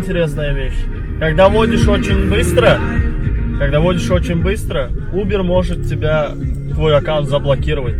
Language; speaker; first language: Russian; non-native, fluent; Turkmen